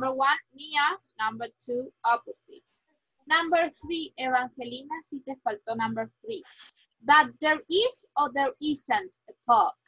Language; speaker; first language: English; non-native, fluent; Spanish